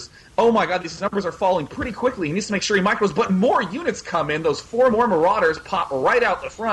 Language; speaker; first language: English; native; English